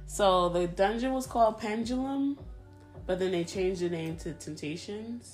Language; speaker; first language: English; early bilingual, other home language; Spanish